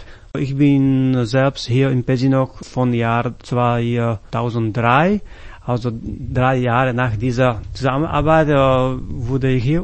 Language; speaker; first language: German; non-native, fluent; Slovak